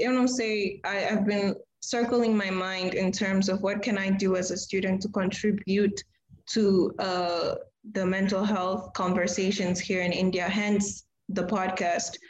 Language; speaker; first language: English; non-native, fluent; Portuguese